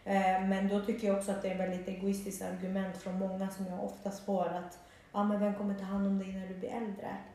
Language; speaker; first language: Swedish; early bilingual, other home language; Bosnian